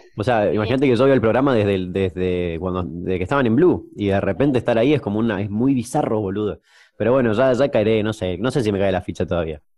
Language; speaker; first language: Spanish; native; Spanish